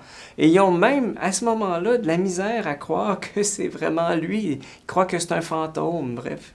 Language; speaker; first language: French; native; French